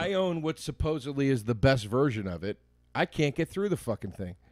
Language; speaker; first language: English; native; English